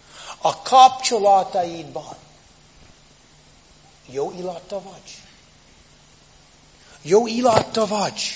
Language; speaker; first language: Hungarian; non-native, fluent; English